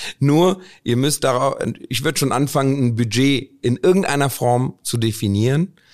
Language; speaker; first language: German; early bilingual, other home language; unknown